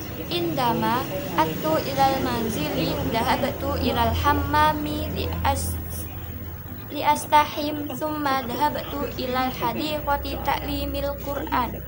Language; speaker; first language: Arabic; non-native, learner; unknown